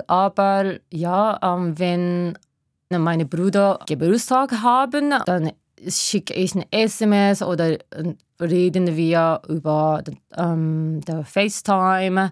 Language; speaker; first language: German; non-native, learner; Japanese